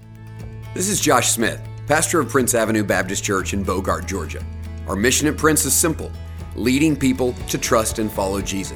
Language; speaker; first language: English; native; English